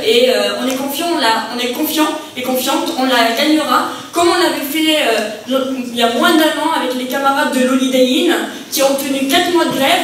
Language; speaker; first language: French; native; French